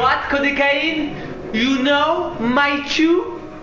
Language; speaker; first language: English; non-native, learner; French